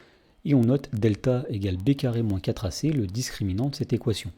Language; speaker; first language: French; native; French